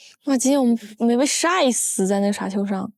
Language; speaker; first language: Chinese; non-native, local second language; Tibetan